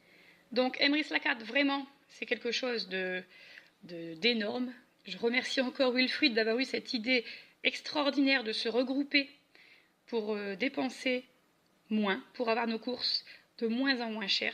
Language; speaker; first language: French; native; French